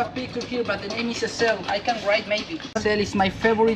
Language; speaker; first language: English; non-native, learner; Spanish